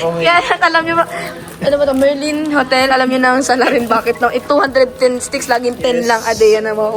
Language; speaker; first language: Filipino; native; Filipino